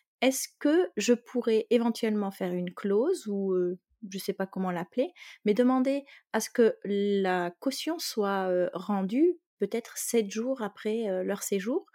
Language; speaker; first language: French; native; French